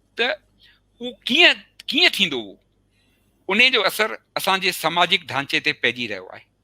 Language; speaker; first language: Sindhi; early bilingual, heritage; Sindhi